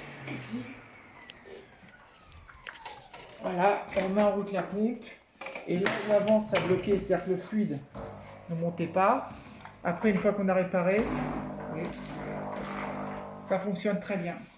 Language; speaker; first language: French; native; French